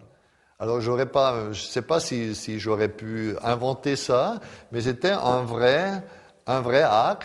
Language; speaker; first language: French; non-native, fluent; German